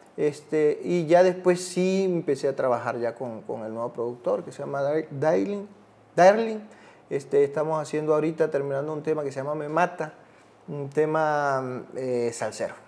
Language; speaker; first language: Spanish; native; Spanish